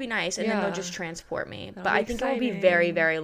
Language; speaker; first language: English; native; English